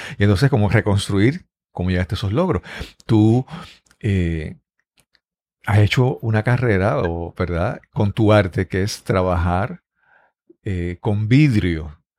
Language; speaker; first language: Spanish; native; Spanish